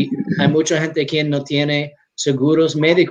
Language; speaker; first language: Spanish; non-native, learner; English